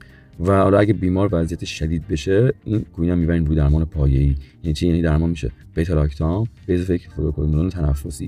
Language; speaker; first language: Persian; native; Persian